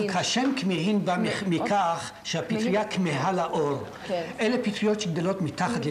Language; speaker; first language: Hebrew; native; Hebrew